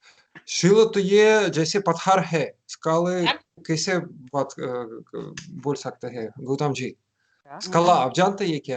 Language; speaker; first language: Hindi; non-native, learner; Russian